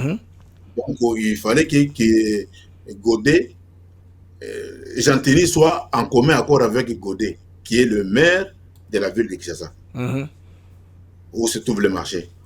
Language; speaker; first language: French; non-native, local second language; Lingala